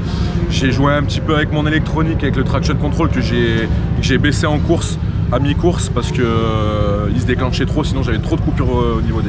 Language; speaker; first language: French; native; French